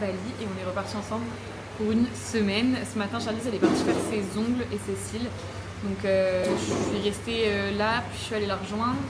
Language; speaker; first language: French; native; French